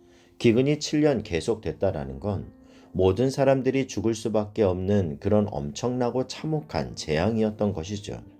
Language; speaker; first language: Korean; native; Korean